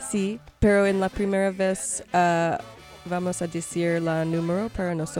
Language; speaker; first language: Spanish; non-native, learner; English